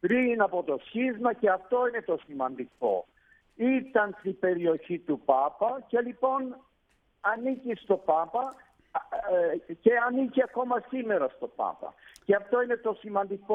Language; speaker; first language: Greek; non-native, fluent; Italian